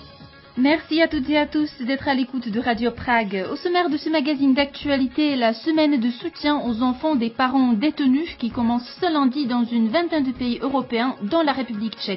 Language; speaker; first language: French; native; French